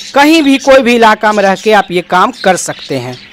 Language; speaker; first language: Hindi; native; Hindi